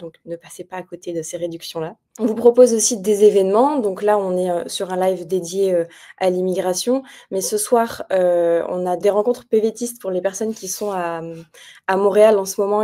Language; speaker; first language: French; native; French